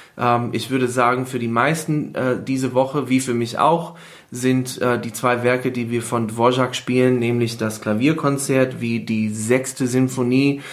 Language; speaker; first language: German; non-native, fluent; English